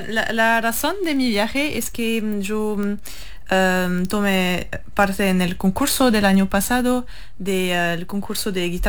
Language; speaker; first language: Spanish; non-native, fluent; French